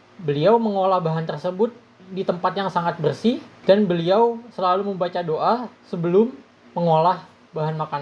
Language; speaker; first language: Indonesian; native; Indonesian